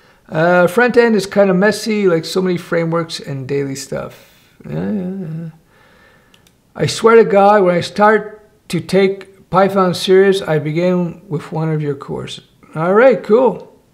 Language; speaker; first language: English; native; English